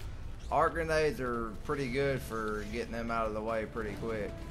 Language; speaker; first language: English; native; English